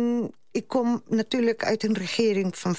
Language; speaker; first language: Dutch; non-native, fluent; Spanish